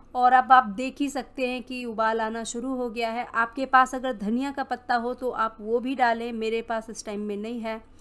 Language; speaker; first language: Hindi; native; Hindi